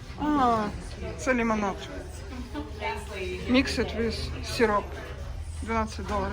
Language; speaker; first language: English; non-native, learner; Ukrainian